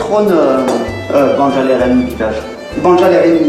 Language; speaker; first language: Armenian; non-native, learner; French